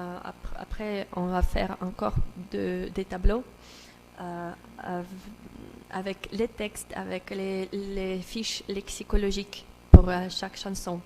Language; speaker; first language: French; non-native, learner; Russian